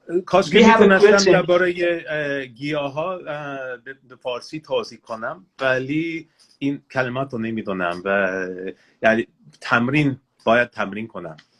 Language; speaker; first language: Persian; non-native, learner; English